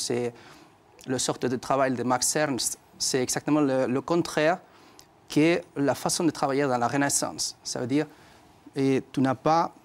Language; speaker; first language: French; non-native, fluent; Spanish